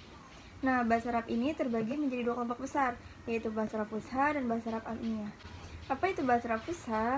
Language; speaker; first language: Indonesian; native; Indonesian